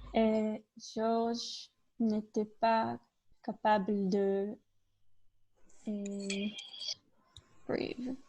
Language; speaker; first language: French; non-native, learner; English